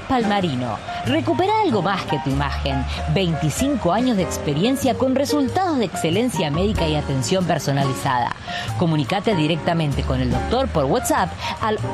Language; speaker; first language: Spanish; native; Spanish